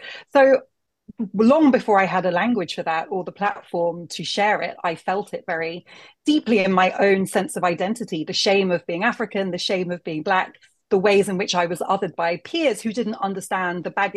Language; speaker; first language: English; native; English